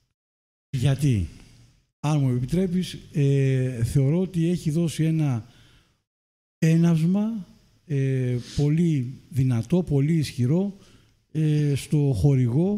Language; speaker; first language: Greek; native; Greek